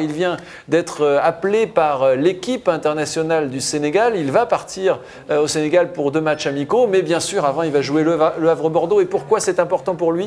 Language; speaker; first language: French; native; French